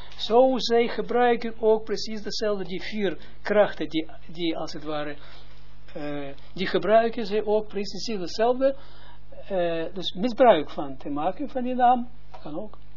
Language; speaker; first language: Dutch; non-native, fluent; Hebrew